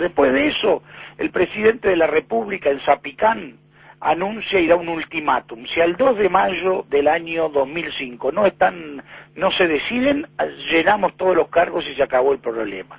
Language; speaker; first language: Spanish; native; Spanish